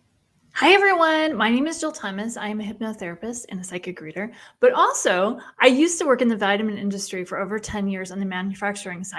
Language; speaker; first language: English; native; English